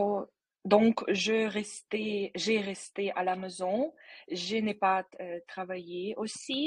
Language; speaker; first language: French; non-native, learner; Ukrainian